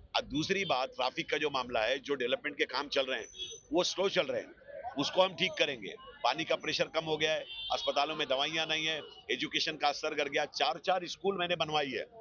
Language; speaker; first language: Hindi; native; Hindi